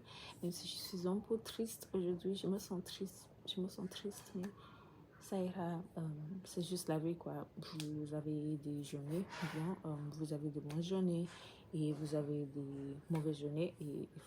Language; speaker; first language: French; non-native, learner; English